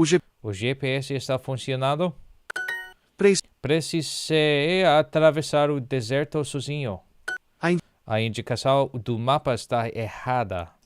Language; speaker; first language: Portuguese; non-native, learner; English